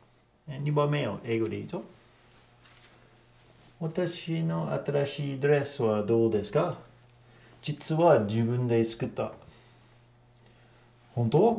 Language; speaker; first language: Japanese; non-native, learner; English